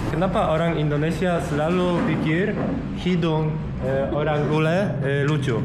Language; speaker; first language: Indonesian; non-native, fluent; Polish